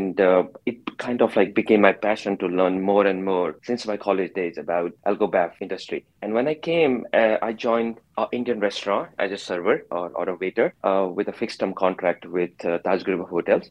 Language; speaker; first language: English; non-native, local second language; Hindi